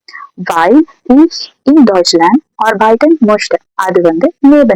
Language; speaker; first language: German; non-native, fluent; Tamil